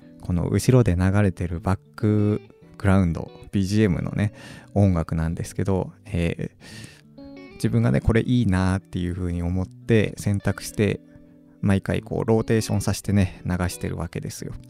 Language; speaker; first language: Japanese; native; Japanese